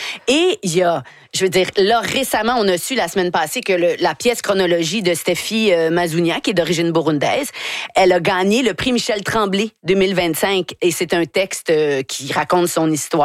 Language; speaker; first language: French; native; French